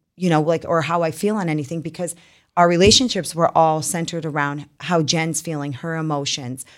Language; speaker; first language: English; native; English